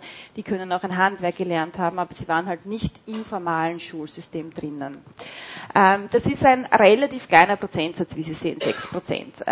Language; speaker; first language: German; native; German